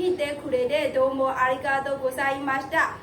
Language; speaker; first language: Japanese; non-native, learner; Burmese